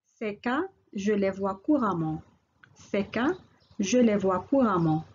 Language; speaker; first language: French; non-native, local second language; Arabic